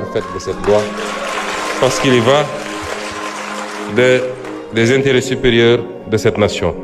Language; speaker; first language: French; non-native, local second language; Wolof